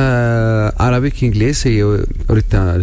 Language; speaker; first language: Spanish; non-native, learner; Arabic